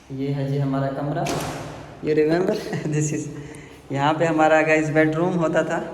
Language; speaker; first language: Urdu; non-native, local second language; Punjabi